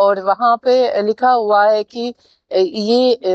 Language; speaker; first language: Hindi; non-native, fluent; Tajik